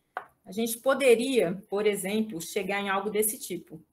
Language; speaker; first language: Portuguese; native; Portuguese